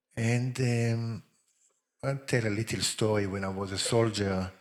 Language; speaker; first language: English; non-native, fluent; Hebrew